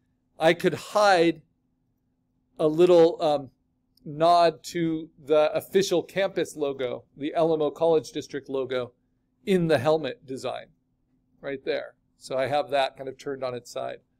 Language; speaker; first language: English; native; English